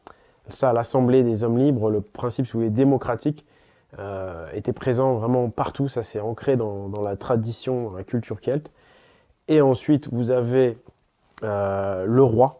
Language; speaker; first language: French; native; French